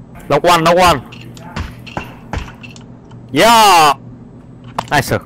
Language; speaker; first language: English; non-native, learner; Vietnamese